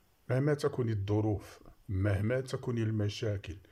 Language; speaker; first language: Arabic; native; Arabic